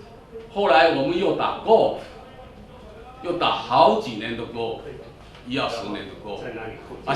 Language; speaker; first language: Chinese; non-native, local second language; Min Nan Chinese